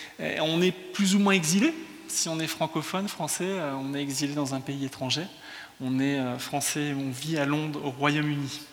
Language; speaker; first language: French; early bilingual, other home language; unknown